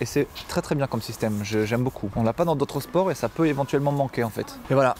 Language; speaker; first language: French; native; French